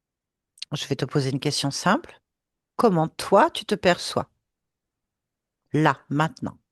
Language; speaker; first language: French; native; French